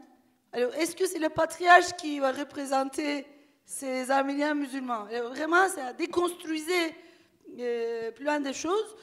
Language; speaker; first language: French; non-native, fluent; Turkish